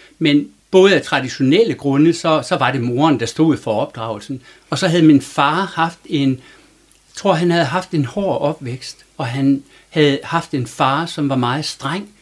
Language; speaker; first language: Danish; native; Danish